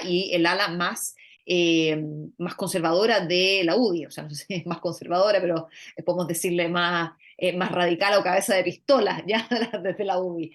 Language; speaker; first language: Spanish; native; Spanish